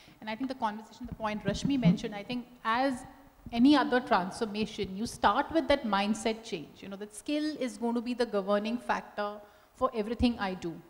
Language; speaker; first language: English; non-native, local second language; Hindi